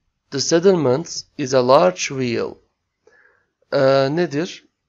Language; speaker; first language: English; non-native, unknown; Turkish